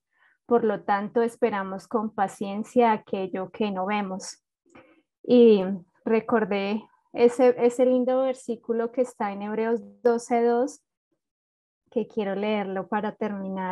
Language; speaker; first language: Spanish; native; Spanish